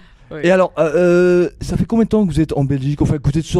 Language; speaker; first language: French; native; French